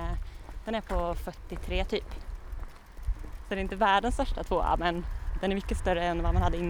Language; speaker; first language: Swedish; native; Swedish